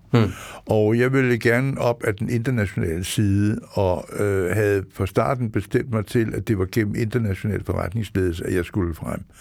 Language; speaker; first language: Danish; native; Danish